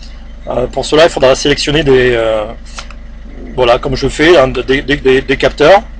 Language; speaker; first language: French; native; French